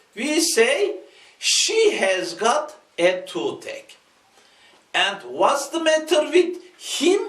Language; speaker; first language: English; non-native, fluent; Turkish